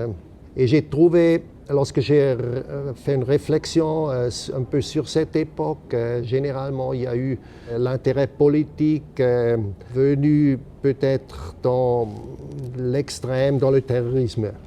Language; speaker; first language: French; non-native, fluent; German